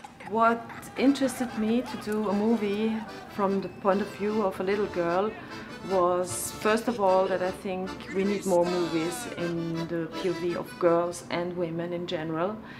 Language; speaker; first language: English; non-native, fluent; German